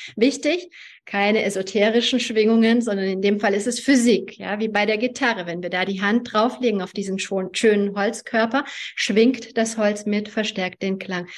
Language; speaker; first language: German; early bilingual, other home language; Hungarian